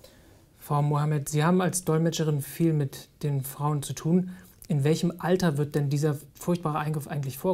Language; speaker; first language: German; native; German